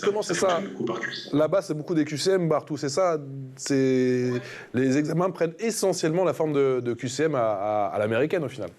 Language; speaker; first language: French; native; French